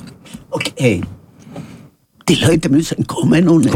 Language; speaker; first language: German; non-native, learner; Spanish